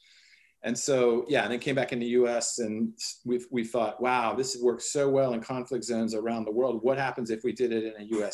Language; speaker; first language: English; native; English